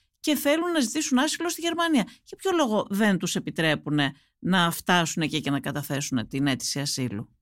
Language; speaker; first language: Greek; native; Greek